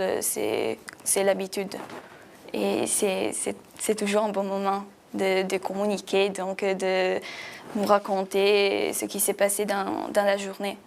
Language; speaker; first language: French; non-native, fluent; Italian